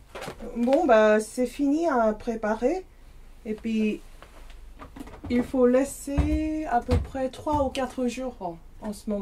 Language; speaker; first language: French; non-native, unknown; Korean